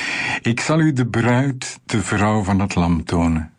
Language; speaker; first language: Dutch; native; Dutch